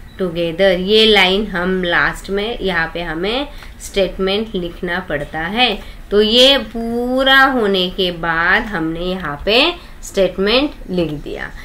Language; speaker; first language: Hindi; non-native, local second language; Marathi